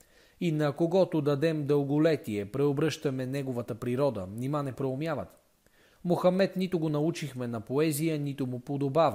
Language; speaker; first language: Bulgarian; native; Bulgarian